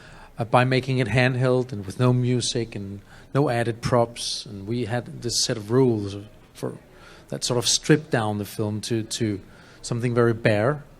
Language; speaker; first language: English; non-native, fluent; Danish